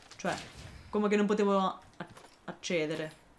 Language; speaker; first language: Italian; non-native, fluent; German